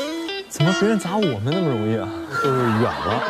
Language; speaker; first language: Chinese; native; Chinese